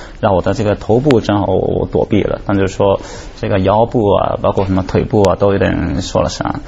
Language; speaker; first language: Chinese; non-native, fluent; Japanese